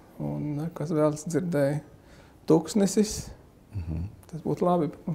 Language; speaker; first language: Latvian; non-native, fluent; Arabic